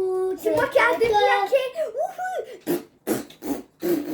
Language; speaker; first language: French; native; French